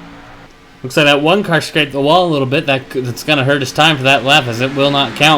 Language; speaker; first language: English; native; English